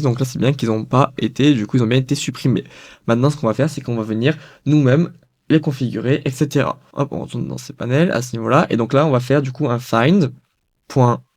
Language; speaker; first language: French; native; French